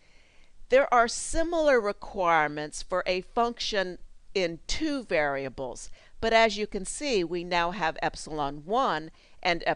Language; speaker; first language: English; native; English